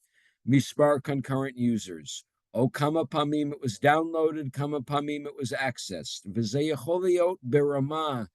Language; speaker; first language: Hebrew; non-native, fluent; English